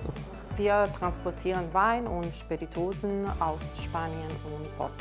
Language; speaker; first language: German; non-native, learner; Spanish